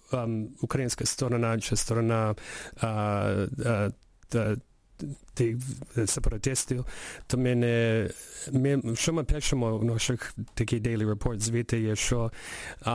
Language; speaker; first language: Ukrainian; early bilingual, heritage; Ukrainian